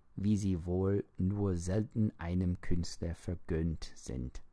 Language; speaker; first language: German; non-native, fluent; English